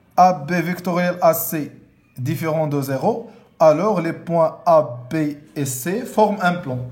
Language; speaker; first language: French; non-native, local second language; Arabic